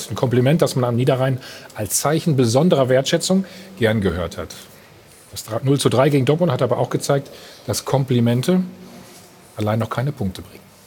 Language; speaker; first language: German; native; German